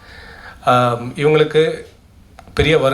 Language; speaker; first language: Tamil; native; Tamil